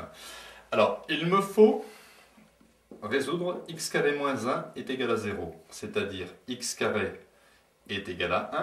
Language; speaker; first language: French; native; French